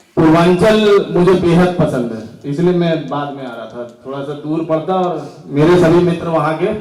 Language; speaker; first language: Hindi; native; Hindi